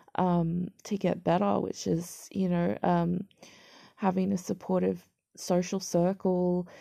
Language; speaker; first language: English; native; English